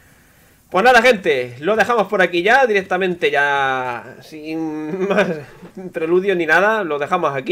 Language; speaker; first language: Spanish; native; Spanish